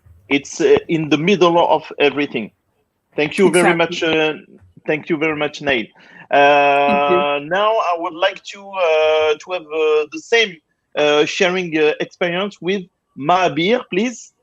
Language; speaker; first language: English; non-native, fluent; French